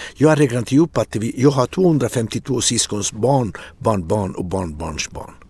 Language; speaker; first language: Swedish; non-native, fluent; Italian